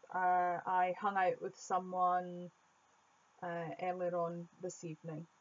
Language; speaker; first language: English; native; English